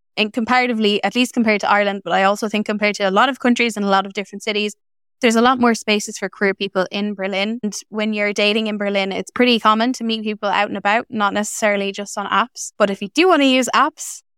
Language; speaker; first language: English; native; English